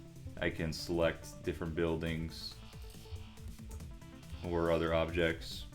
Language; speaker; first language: English; native; English